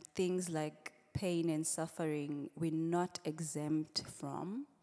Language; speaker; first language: English; non-native, local second language; Swati